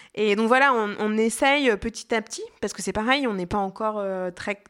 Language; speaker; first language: French; native; French